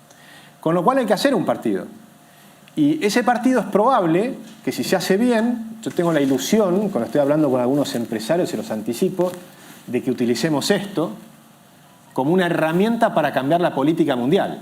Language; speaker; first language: Spanish; native; Spanish